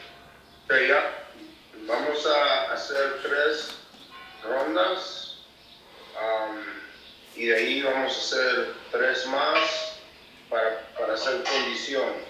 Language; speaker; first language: Spanish; early bilingual, heritage; Spanish